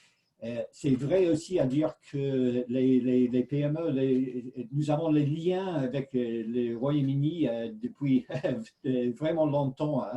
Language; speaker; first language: French; non-native, fluent; English